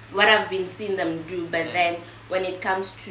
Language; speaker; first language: English; non-native, local second language; Southern Sotho